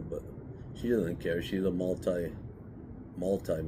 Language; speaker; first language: English; native; English